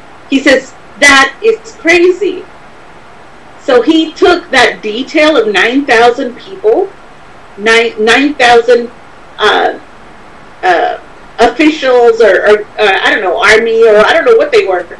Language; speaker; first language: English; native; English